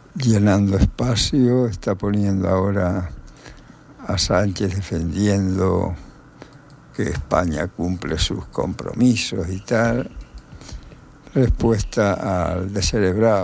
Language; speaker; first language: Spanish; native; Spanish